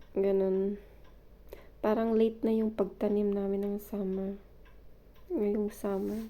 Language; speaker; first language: Filipino; non-native, local second language; Cebuano